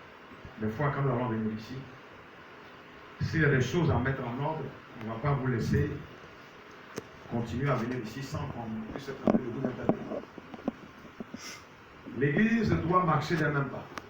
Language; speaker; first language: French; non-native, local second language; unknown